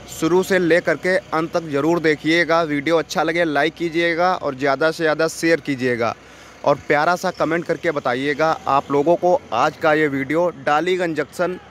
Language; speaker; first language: Hindi; native; Hindi